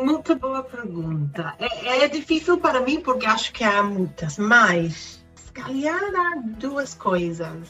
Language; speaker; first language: Portuguese; non-native, fluent; Spanish